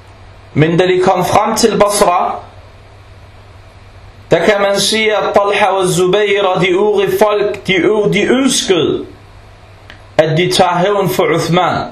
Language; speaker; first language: Danish; non-native, local second language; Arabic